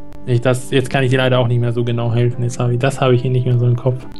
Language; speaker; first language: German; native; German